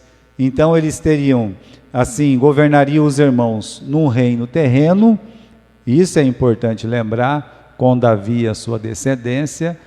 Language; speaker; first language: Portuguese; native; Portuguese